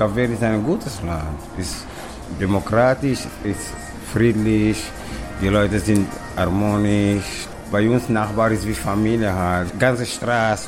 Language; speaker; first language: German; non-native, learner; Kabuverdianu